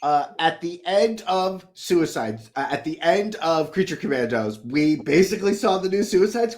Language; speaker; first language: English; native; English